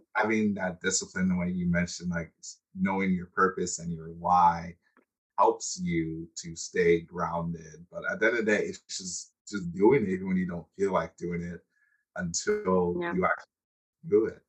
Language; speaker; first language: English; native; English